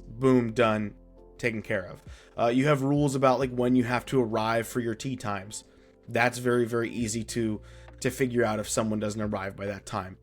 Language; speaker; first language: English; native; English